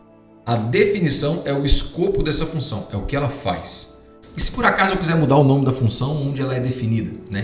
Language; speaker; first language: Portuguese; native; Portuguese